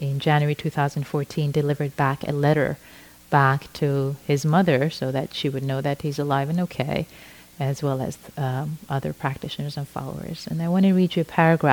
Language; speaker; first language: English; non-native, fluent; Persian